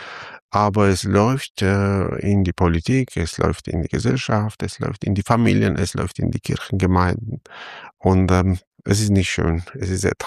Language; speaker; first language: German; non-native, fluent; Armenian